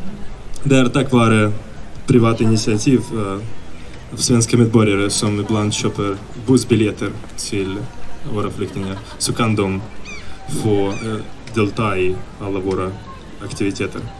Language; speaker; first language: Swedish; non-native, fluent; Ukrainian